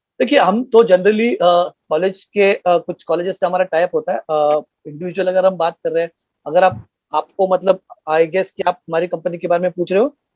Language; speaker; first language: Hindi; non-native, local second language; Marathi